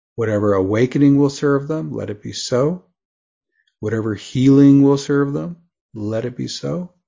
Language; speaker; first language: English; native; English